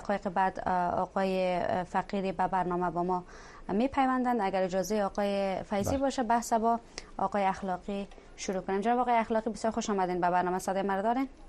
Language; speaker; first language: Persian; native; Persian